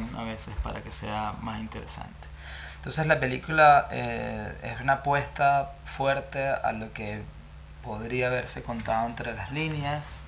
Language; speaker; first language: Spanish; native; Spanish